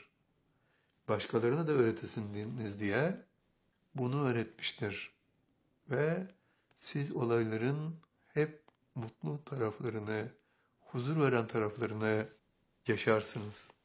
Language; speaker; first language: Turkish; native; Turkish